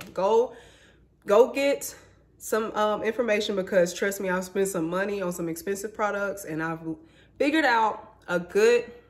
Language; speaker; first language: English; native; English